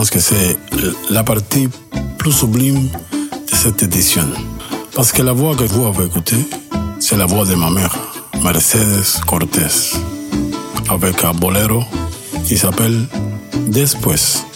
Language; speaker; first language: French; non-native, fluent; Spanish